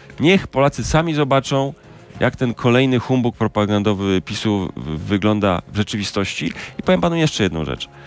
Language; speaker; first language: Polish; native; Polish